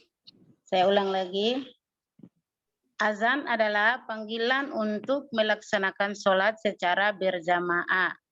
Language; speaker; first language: Indonesian; native; Indonesian